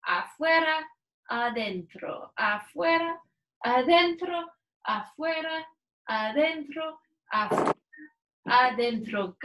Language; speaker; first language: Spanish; non-native, learner; English